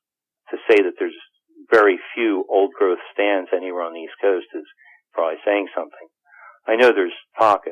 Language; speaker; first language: English; native; English